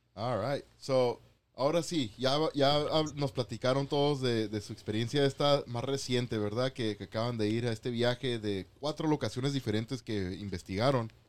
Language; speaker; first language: Spanish; native; Spanish